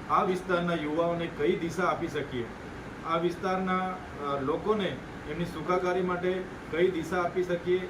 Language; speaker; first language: Gujarati; non-native, local second language; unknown